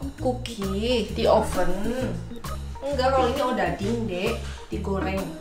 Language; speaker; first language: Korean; non-native, learner; Indonesian